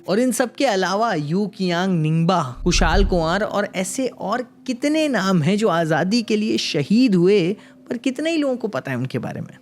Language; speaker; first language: Hindi; native; Hindi